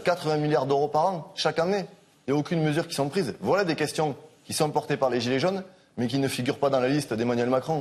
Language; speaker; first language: French; native; French